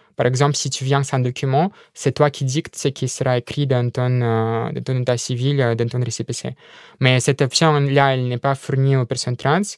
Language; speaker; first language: French; non-native, fluent; Russian